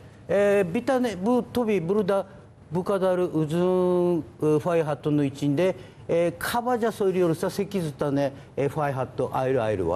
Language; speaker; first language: Turkish; non-native, learner; Japanese